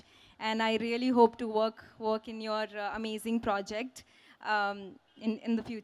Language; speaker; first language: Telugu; non-native, local second language; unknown